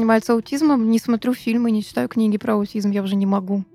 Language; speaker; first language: Russian; native; Russian